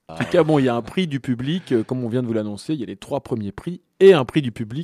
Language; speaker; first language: French; native; French